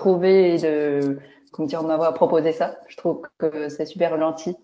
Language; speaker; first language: French; non-native, fluent; Chinese